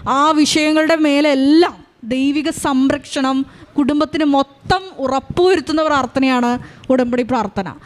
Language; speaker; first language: Malayalam; native; Malayalam